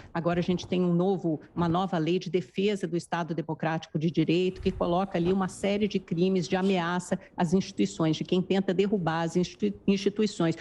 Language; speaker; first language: Portuguese; native; Portuguese